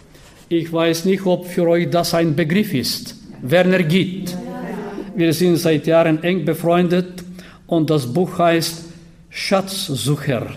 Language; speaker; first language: German; non-native, fluent; Bulgarian